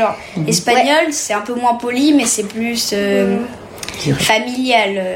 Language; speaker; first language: French; early bilingual, heritage; French